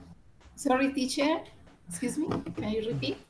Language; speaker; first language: English; non-native, learner; Spanish